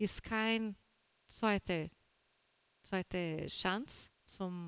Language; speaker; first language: German; non-native, learner; Portuguese